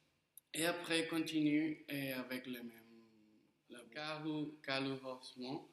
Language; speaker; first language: French; non-native, learner; Spanish